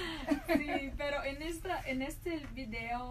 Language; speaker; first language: Spanish; non-native, learner; Portuguese